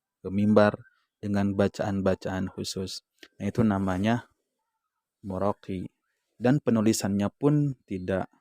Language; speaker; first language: Indonesian; non-native, local second language; Sundanese